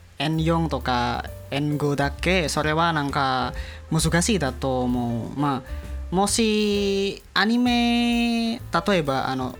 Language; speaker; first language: Japanese; non-native, learner; Indonesian